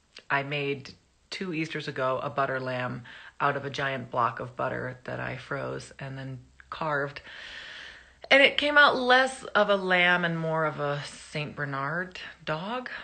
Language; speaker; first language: English; early bilingual, other home language; Spanish